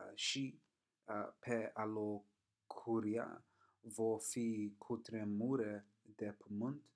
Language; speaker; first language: Romanian; non-native, learner; English